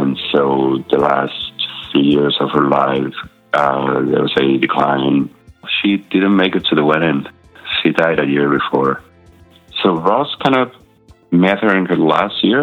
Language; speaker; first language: English; non-native, fluent; Spanish